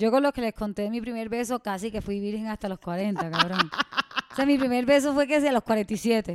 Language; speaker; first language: Spanish; native; Spanish